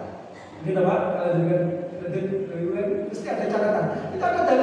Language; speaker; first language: Indonesian; non-native, local second language; Javanese